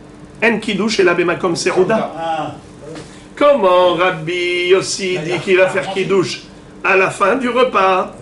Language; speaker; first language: French; native; French